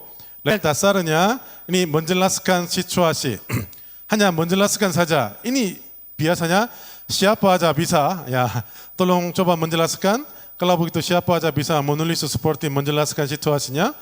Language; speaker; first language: Indonesian; non-native, learner; Korean